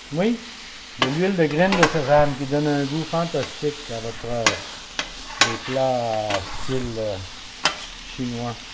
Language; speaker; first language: French; non-native, fluent; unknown